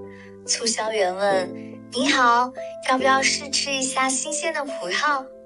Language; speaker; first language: Chinese; native; Chinese